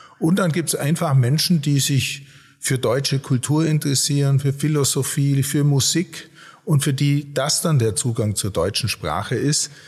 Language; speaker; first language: German; native; German